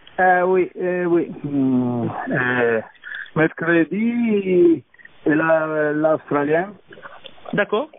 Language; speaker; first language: French; non-native, learner; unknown